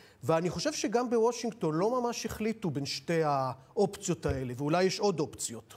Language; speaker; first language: Hebrew; native; Hebrew